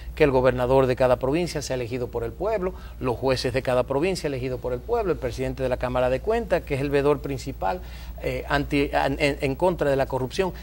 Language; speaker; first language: Spanish; early bilingual, heritage; Spanish